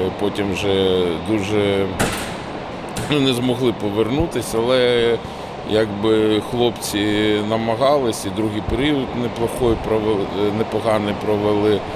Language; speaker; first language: Ukrainian; non-native, local second language; Russian